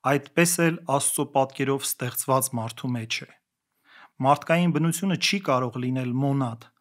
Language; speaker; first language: Armenian; native; Armenian